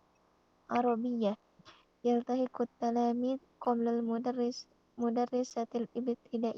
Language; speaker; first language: Arabic; non-native, learner; Indonesian